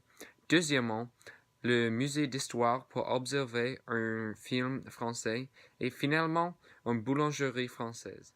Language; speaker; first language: French; non-native, learner; English